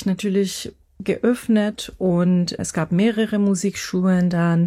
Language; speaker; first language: German; non-native, fluent; Persian